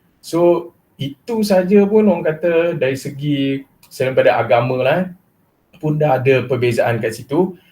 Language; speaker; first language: Malay; non-native, local second language; Chinese